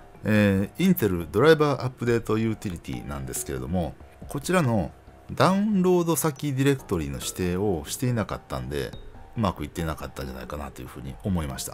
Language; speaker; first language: Japanese; native; Japanese